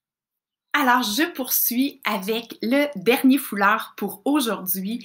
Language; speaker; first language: French; native; French